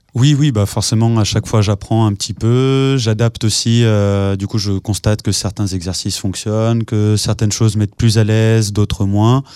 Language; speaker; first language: French; native; French